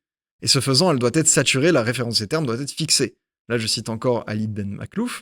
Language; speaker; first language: French; native; French